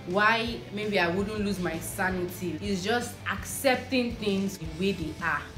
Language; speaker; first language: English; non-native, local second language; Igbo